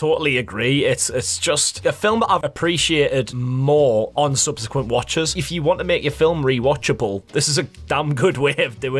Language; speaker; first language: English; native; English